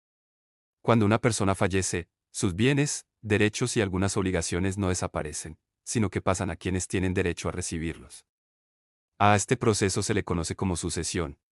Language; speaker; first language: Spanish; native; Spanish